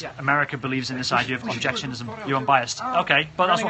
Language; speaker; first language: English; native; English